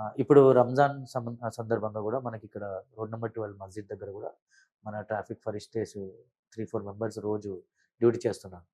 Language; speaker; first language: Telugu; early bilingual, heritage; Telugu